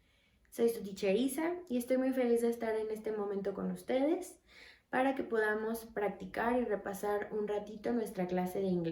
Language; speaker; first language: Spanish; native; Spanish